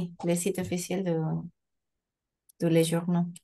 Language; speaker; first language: French; non-native, learner; Spanish